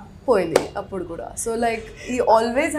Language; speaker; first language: Telugu; non-native, local second language; Hindi